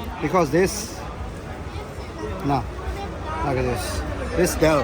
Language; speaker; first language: English; non-native, learner; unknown